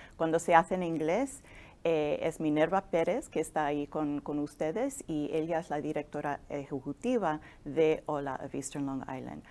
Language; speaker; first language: Spanish; non-native, fluent; English